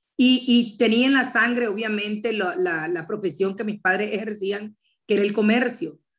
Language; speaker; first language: Spanish; native; Spanish